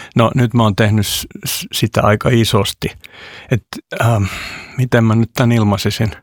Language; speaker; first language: Finnish; non-native, local second language; Swedish